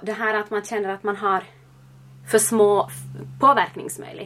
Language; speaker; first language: Swedish; native; Swedish